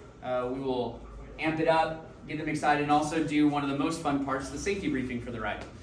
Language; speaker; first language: English; native; English